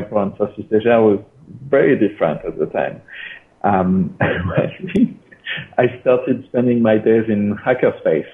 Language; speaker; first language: English; non-native, fluent; French